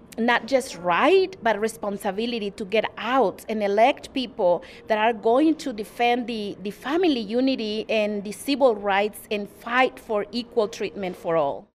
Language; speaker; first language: English; non-native, fluent; Spanish